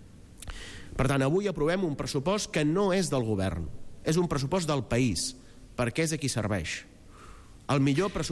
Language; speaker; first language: Catalan; native; Catalan